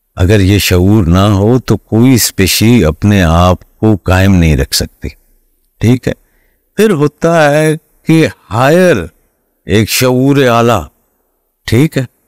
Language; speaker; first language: Urdu; non-native, local second language; Punjabi